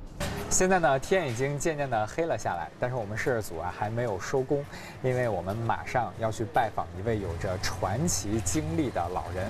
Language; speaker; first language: Chinese; native; Chinese